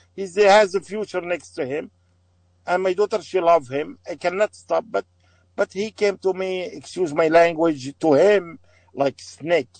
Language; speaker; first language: English; non-native, learner; Arabic